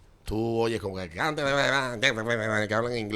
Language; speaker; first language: Spanish; native; Spanish